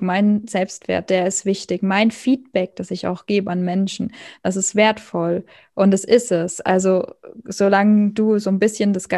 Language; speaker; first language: German; native; German